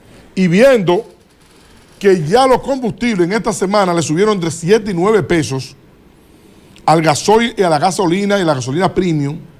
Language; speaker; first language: Spanish; native; Spanish